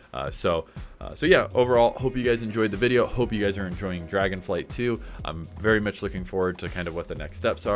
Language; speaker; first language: English; native; English